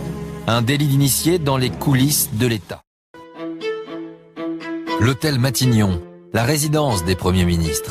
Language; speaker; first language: French; native; French